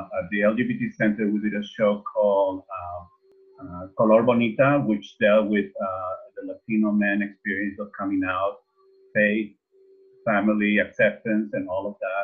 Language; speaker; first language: English; non-native, fluent; Spanish